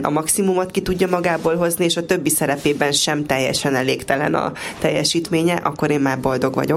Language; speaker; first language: Hungarian; native; Hungarian